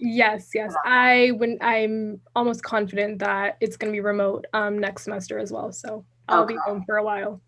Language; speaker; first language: English; native; English